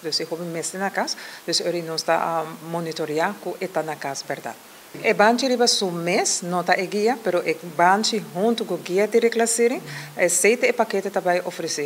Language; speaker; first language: Portuguese; non-native, learner; Papiamento